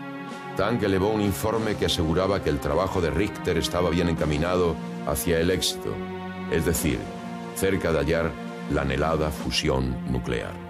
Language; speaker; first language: Spanish; native; Spanish